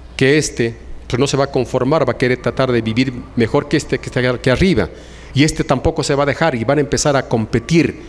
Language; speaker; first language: Spanish; non-native, local second language; Aymara